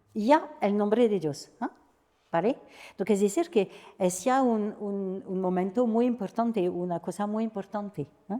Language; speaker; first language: Spanish; non-native, fluent; French